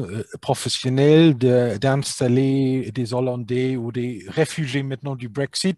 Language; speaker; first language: French; non-native, fluent; German